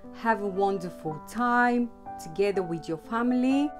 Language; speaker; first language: English; non-native, fluent; Bulgarian